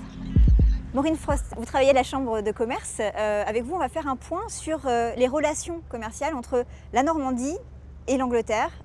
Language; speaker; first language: French; native; French